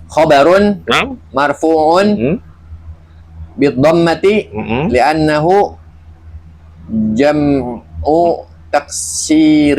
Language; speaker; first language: Arabic; non-native, learner; Indonesian